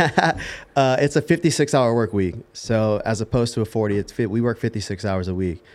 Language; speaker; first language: English; native; English